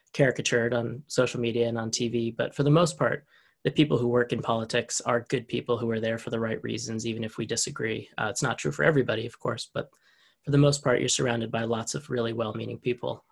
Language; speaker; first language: English; native; English